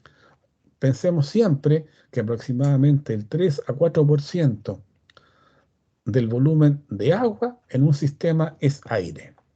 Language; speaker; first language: Spanish; native; Spanish